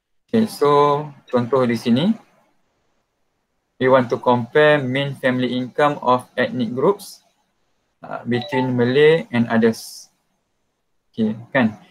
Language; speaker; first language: English; non-native, local second language; Malay